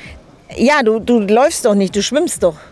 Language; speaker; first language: German; native; German